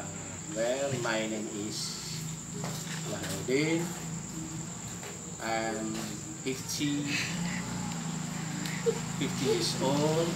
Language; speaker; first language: English; non-native, fluent; Indonesian